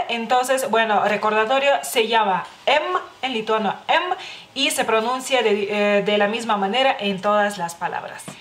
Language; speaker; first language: Spanish; non-native, fluent; Lithuanian